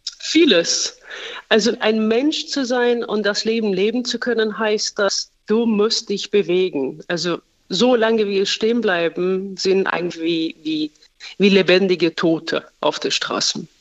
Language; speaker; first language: German; non-native, fluent; Persian